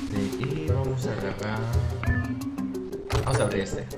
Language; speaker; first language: Spanish; native; Spanish